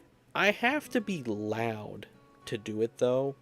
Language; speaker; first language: English; native; English